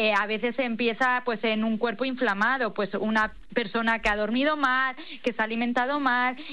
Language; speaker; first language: Spanish; native; Spanish